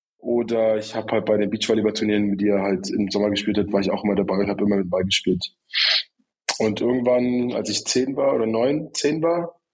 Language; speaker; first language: German; early bilingual, other home language; Russian